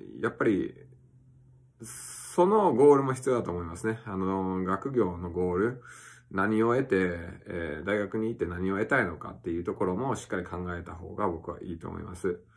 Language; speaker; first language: Japanese; early bilingual, other home language; English